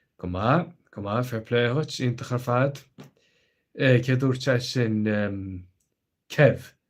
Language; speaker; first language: Irish; non-native, local second language; English